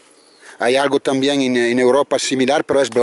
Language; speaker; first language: Spanish; non-native, learner; French